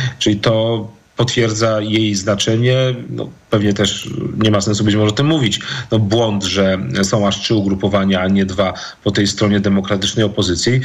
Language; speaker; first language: Polish; native; Polish